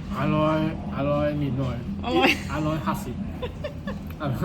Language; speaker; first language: Thai; non-native, learner; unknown